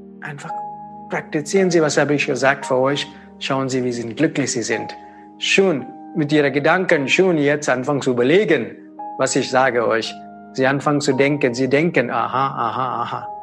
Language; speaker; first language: German; non-native, fluent; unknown